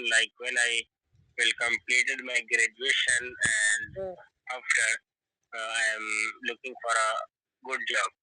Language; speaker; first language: English; non-native, learner; Hindi